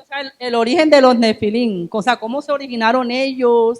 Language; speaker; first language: Spanish; native; Spanish